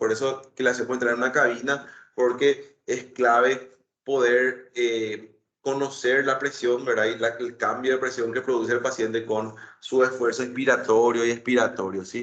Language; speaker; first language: Spanish; native; Spanish